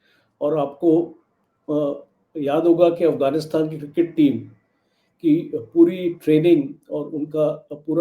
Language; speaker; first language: Hindi; native; Hindi